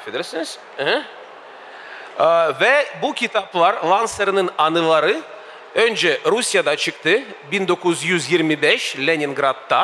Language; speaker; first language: Turkish; non-native, fluent; Russian